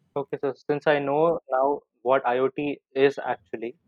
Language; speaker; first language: English; non-native, local second language; Hindi